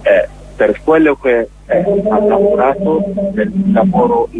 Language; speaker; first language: Italian; non-native, learner; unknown